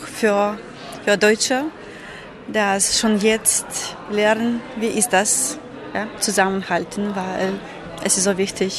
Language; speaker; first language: German; non-native, fluent; Ukrainian